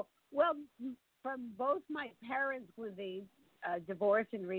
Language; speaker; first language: English; early bilingual, other home language; Spanish